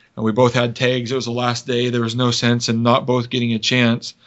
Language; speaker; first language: English; native; English